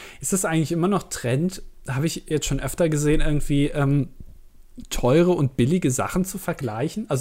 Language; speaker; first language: German; native; German